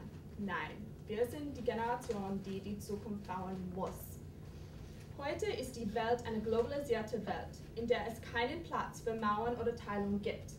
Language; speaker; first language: German; non-native, fluent; English